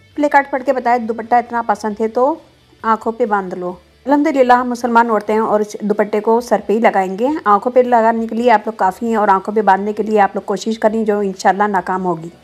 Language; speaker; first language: Urdu; native; Urdu